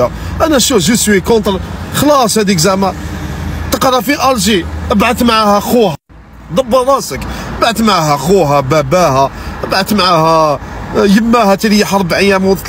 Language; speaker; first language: Arabic; native; Arabic